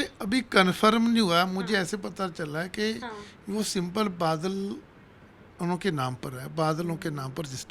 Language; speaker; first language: Hindi; non-native, local second language; Punjabi